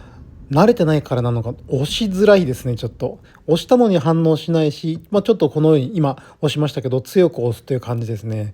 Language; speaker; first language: Japanese; native; Japanese